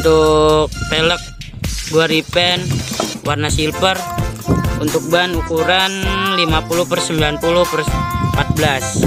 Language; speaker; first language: Indonesian; native; Indonesian